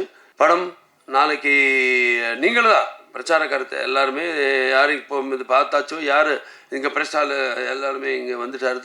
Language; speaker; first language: Tamil; non-native, local second language; Telugu